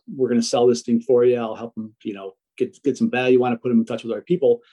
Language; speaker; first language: English; early bilingual, other home language; Italian